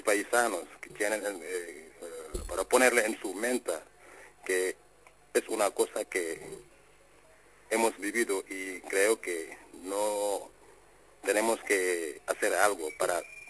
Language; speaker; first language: Spanish; non-native, fluent; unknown